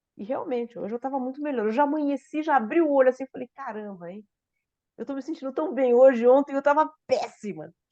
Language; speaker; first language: Portuguese; native; Portuguese